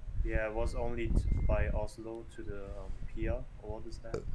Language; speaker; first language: English; non-native, learner; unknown